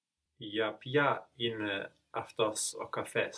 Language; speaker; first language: Greek; non-native, learner; English